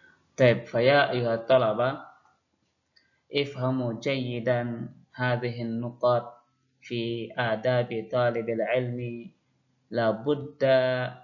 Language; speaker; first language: Arabic; non-native, fluent; Indonesian